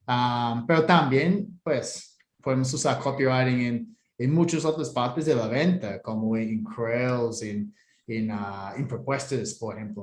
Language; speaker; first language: Spanish; non-native, fluent; English